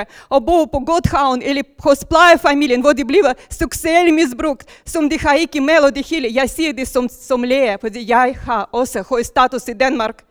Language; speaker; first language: Danish; non-native, local second language; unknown